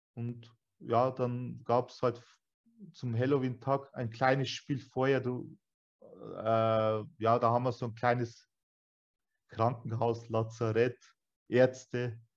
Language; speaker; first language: German; early bilingual, other home language; Turkish